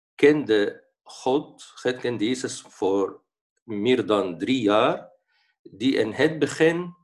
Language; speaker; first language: Dutch; non-native, learner; Arabic